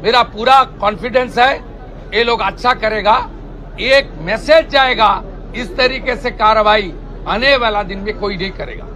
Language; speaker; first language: Hindi; non-native, local second language; Bangla